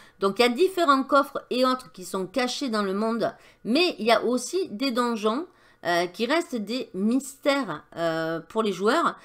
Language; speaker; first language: French; native; French